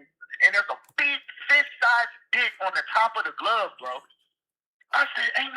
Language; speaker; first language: English; native; English